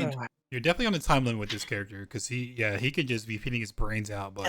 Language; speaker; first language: English; native; English